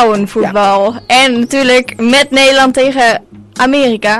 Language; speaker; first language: Dutch; native; Dutch